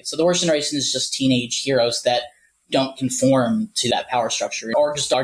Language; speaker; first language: English; native; English